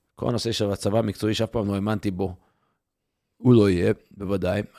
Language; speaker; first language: Hebrew; non-native, fluent; English